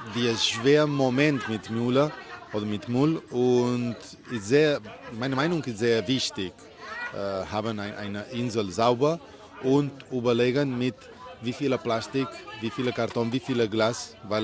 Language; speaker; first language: German; non-native, learner; Spanish